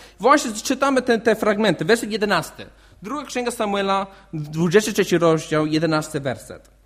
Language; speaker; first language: Polish; non-native, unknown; English